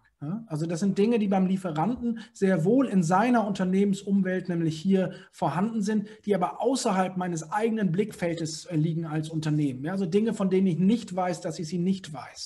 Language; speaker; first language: German; native; German